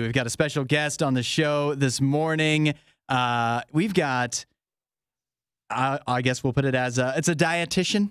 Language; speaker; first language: English; native; English